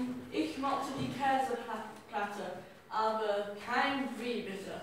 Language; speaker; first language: German; non-native, learner; English